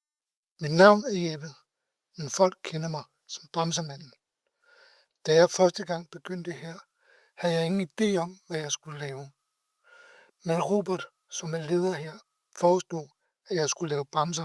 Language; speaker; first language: Danish; native; Danish